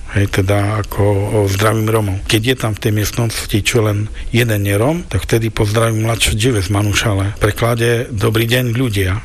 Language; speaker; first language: Slovak; non-native, local second language; Romany